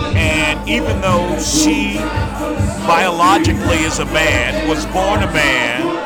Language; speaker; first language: English; native; English